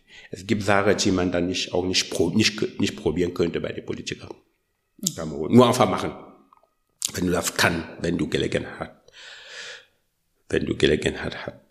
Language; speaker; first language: German; non-native, learner; French